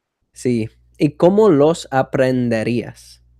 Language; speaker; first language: Spanish; non-native, fluent; English